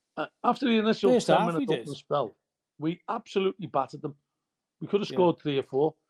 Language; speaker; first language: English; native; English